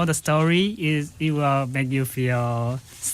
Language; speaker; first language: English; non-native, fluent; Chinese